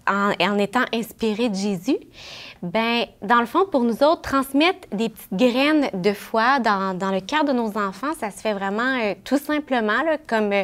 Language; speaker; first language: French; native; French